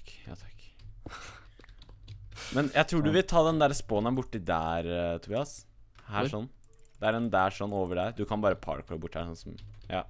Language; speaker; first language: Norwegian; native; Norwegian